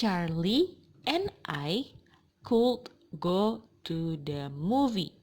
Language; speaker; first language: English; non-native, fluent; Indonesian